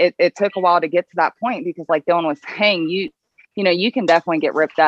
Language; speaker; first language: English; native; English